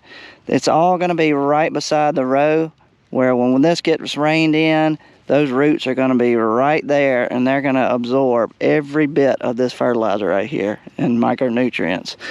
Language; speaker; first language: English; native; English